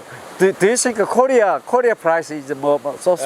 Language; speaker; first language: English; non-native, learner; Korean